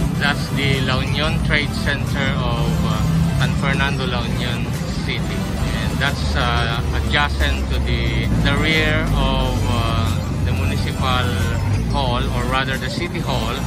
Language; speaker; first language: English; non-native, local second language; Iloko